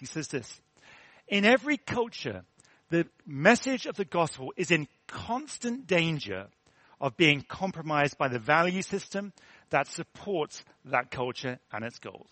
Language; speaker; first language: English; native; English